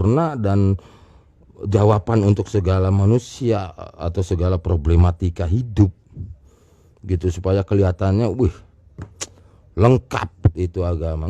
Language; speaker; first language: Indonesian; native; Indonesian